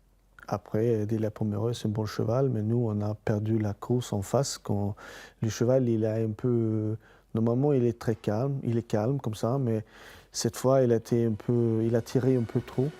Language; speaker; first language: French; non-native, fluent; Swedish